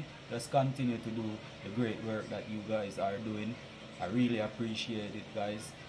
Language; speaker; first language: English; native; English